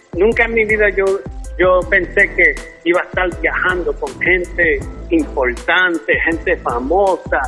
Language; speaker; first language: Spanish; early bilingual, heritage; Spanish